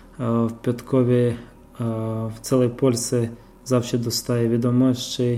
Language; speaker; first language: Polish; non-native, fluent; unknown